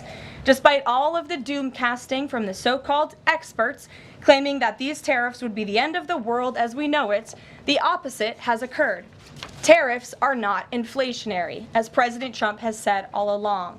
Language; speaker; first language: English; native; English